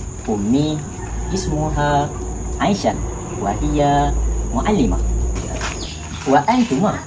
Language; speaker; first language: Arabic; non-native, learner; Malay